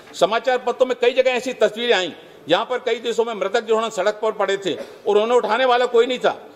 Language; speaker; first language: Hindi; native; Hindi